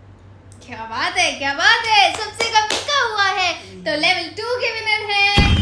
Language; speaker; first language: Hindi; native; Hindi